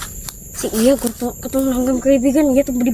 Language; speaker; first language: Filipino; non-native, local second language; Cebuano